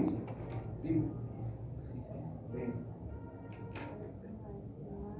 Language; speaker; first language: Spanish; native; Spanish